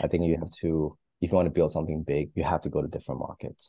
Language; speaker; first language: English; native; English